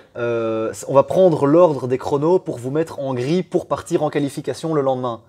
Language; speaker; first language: French; native; French